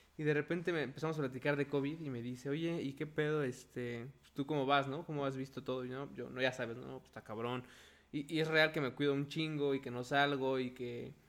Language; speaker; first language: Spanish; native; Spanish